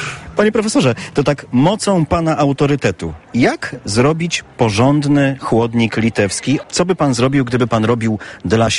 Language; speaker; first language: Polish; native; Polish